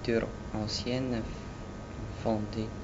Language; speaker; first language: French; non-native, learner; Russian